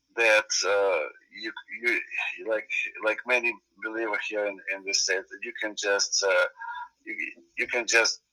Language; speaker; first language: English; non-native, fluent; Ukrainian